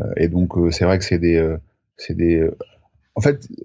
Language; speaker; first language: French; native; French